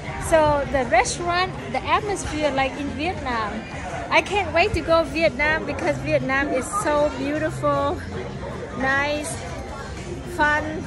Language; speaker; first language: English; non-native, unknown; Vietnamese